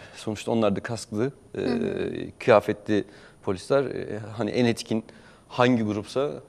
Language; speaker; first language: Turkish; native; Turkish